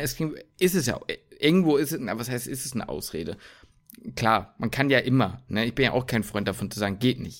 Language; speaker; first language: German; native; German